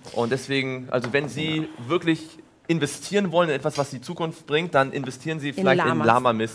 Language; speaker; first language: German; native; German